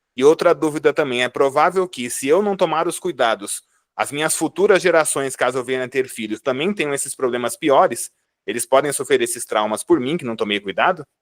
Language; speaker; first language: Portuguese; native; Portuguese